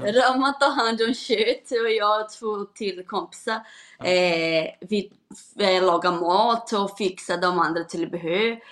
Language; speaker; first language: Swedish; non-native, fluent; Portuguese